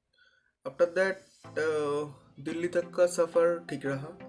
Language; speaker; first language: Hindi; non-native, local second language; Bangla